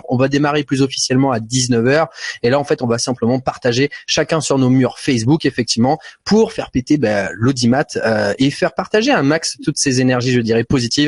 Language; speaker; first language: French; native; French